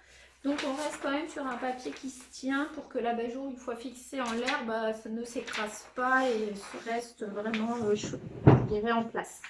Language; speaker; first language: French; native; French